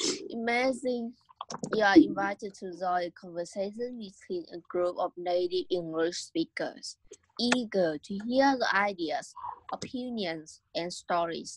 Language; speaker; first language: English; non-native, learner; Vietnamese